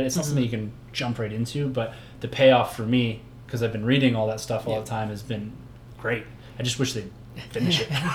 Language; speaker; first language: English; native; English